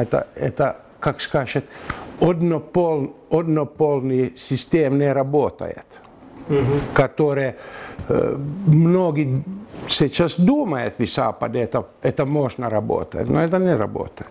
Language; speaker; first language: Russian; non-native, learner; Finnish